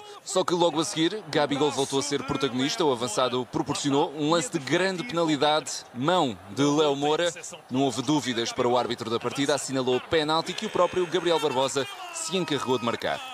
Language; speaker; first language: Portuguese; native; Portuguese